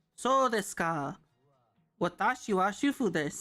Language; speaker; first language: Japanese; non-native, learner; English